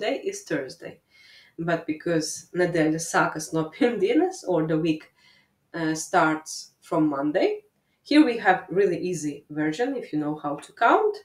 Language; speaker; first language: English; non-native, fluent; Latvian